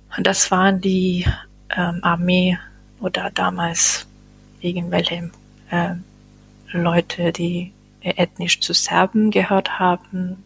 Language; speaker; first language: German; non-native, fluent; Bosnian